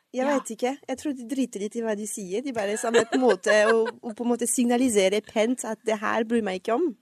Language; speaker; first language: Norwegian; non-native, fluent; French